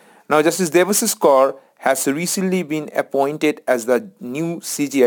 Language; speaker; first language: English; non-native, local second language; Bangla